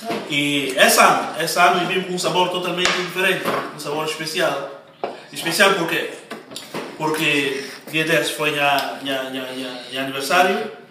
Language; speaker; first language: Portuguese; non-native, local second language; Upper Guinea Crioulo